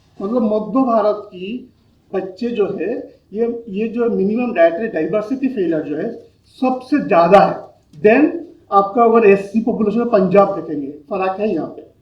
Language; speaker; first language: Hindi; non-native, local second language; Bangla